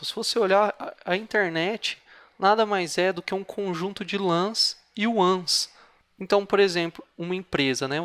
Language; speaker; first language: Portuguese; native; Portuguese